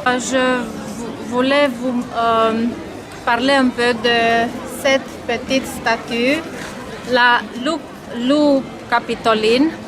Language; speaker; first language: French; non-native, fluent; Romanian